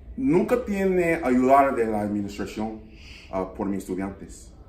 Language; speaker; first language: Spanish; non-native, learner; English